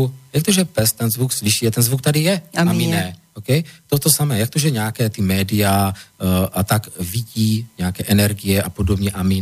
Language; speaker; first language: Czech; native; Czech